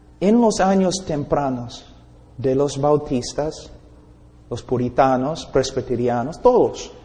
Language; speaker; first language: Spanish; non-native, fluent; English